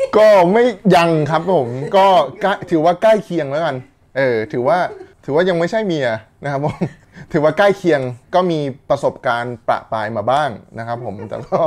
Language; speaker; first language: Thai; native; Thai